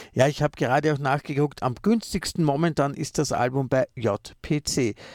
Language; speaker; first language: German; native; German